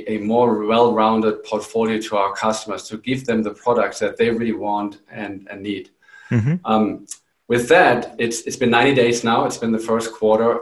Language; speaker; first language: English; non-native, fluent; German